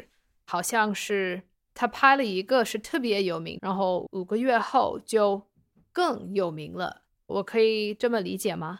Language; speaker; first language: Chinese; non-native, fluent; English